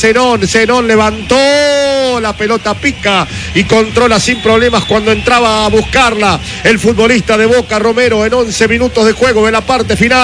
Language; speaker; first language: Spanish; native; Spanish